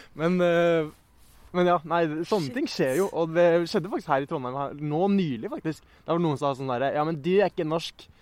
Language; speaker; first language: Norwegian; native; Norwegian